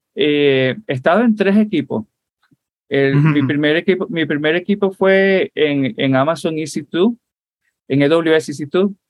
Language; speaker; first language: Spanish; native; Spanish